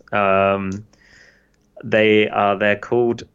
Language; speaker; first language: English; native; English